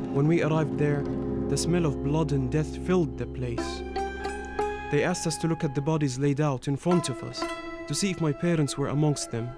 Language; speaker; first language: English; non-native, fluent; Burmese